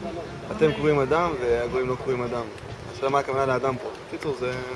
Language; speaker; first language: Hebrew; native; Hebrew